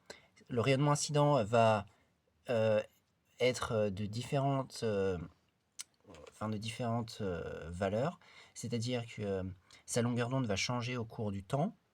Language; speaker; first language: French; native; French